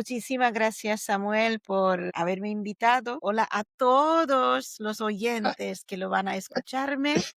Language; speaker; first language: Spanish; non-native, fluent; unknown